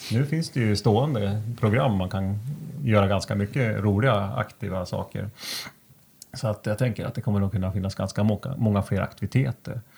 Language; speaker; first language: Swedish; native; Swedish